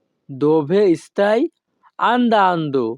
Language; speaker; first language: Italian; non-native, fluent; Bangla